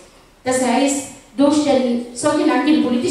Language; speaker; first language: German; non-native, fluent; Arabic